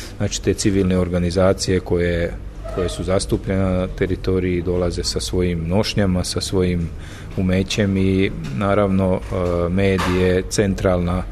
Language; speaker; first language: Serbian; non-native, local second language; Hungarian